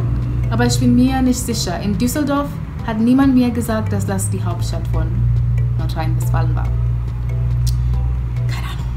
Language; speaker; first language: German; non-native, fluent; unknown